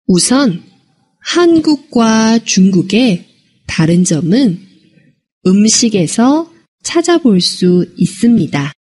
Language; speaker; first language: Korean; non-native, fluent; Chinese